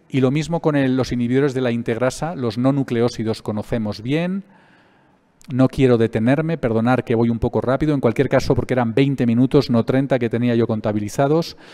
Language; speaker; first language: Spanish; native; Spanish